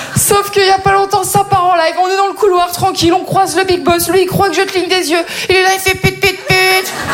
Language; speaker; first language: French; native; French